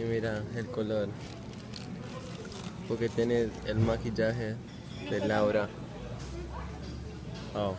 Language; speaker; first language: Spanish; early bilingual, heritage; Spanish